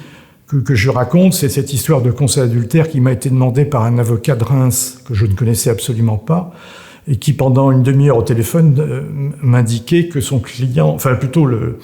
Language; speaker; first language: French; native; French